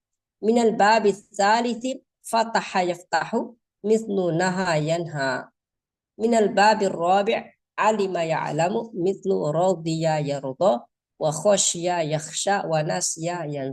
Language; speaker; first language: Arabic; non-native, fluent; Indonesian